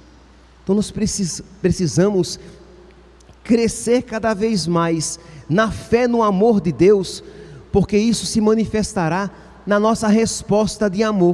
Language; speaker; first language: Portuguese; native; Portuguese